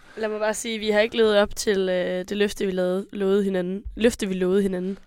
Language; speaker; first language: Danish; native; Danish